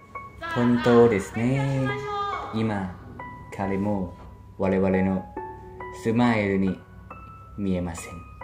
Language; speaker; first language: Japanese; non-native, learner; Thai